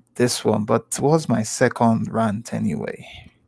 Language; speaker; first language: English; non-native, local second language; Igbo